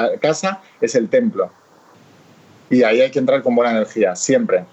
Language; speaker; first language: Spanish; native; Spanish